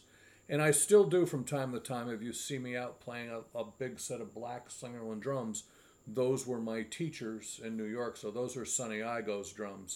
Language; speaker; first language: English; native; English